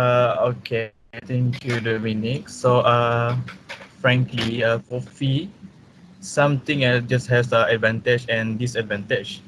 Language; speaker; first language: English; non-native, learner; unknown